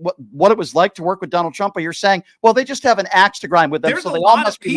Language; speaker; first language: English; native; English